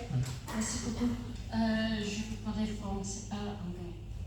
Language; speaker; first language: French; non-native, fluent; Chinese